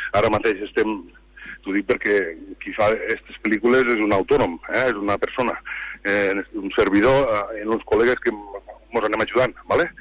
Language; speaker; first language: Catalan; native; Catalan